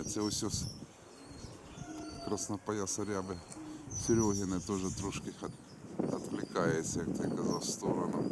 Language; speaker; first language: Ukrainian; non-native, local second language; Russian